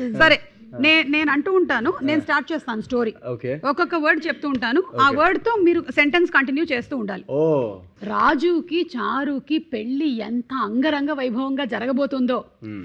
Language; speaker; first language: Telugu; native; Telugu